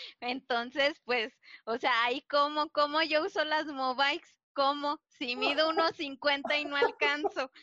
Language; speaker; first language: Spanish; native; Spanish